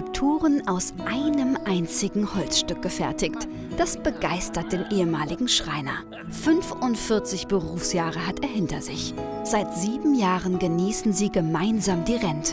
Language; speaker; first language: German; native; German